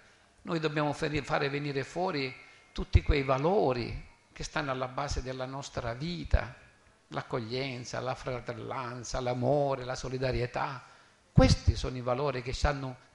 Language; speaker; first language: Italian; native; Italian